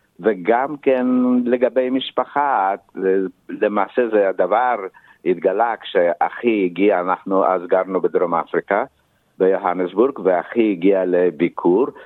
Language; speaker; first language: Hebrew; non-native, fluent; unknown